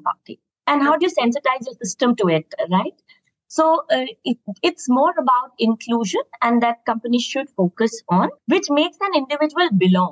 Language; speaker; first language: English; non-native, local second language; Hindi